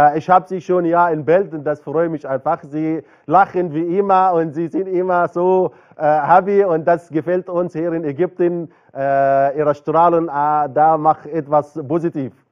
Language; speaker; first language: German; non-native, learner; Arabic